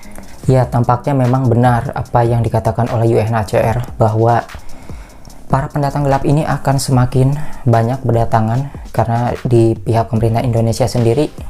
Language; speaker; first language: Indonesian; native; Indonesian